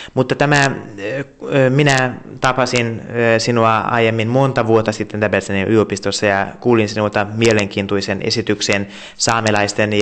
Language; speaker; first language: Finnish; non-native, fluent; Hungarian